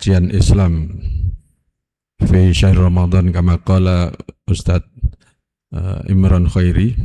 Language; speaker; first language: Arabic; non-native, fluent; Indonesian